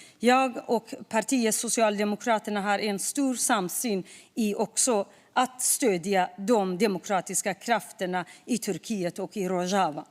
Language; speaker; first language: Swedish; non-native, fluent; Kurdish